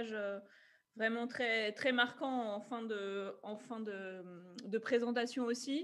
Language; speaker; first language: French; native; French